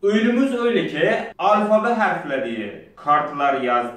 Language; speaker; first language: Turkish; non-native, learner; Azerbaijani